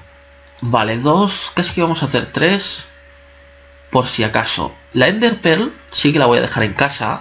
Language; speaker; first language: Spanish; native; Spanish